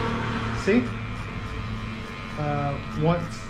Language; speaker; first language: Spanish; non-native, learner; English